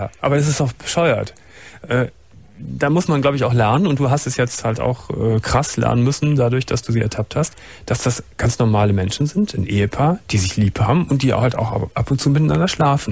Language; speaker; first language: German; native; German